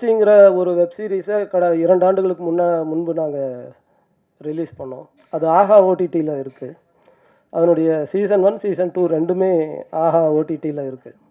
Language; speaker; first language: Tamil; native; Tamil